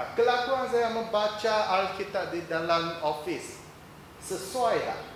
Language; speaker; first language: Malay; non-native, local second language; Chinese